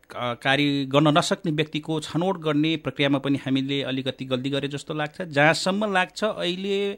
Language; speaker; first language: Nepali; non-native, local second language; Eastern Tamang